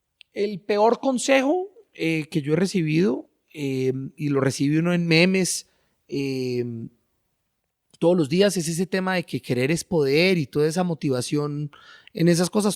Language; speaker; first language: Spanish; native; Spanish